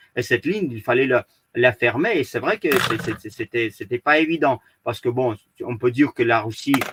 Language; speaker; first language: French; early bilingual, other home language; Azerbaijani